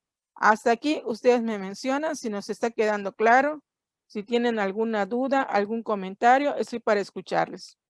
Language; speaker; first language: Spanish; native; Spanish